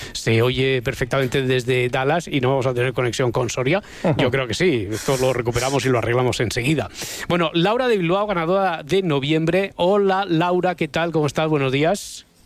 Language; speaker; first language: Spanish; native; Spanish